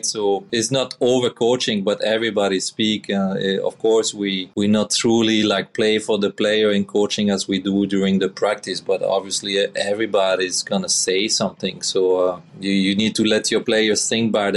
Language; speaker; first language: English; non-native, fluent; French